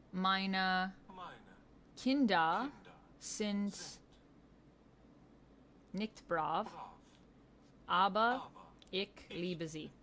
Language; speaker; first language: German; non-native, learner; English